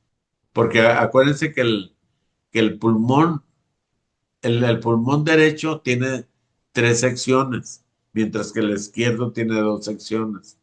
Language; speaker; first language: Spanish; native; Spanish